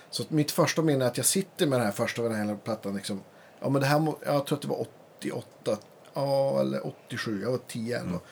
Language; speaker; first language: Swedish; native; Swedish